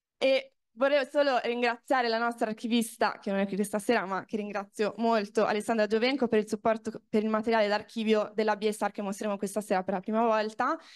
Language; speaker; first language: Italian; native; Italian